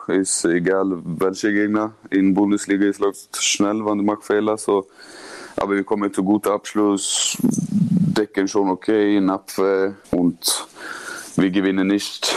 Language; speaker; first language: German; non-native, learner; Swedish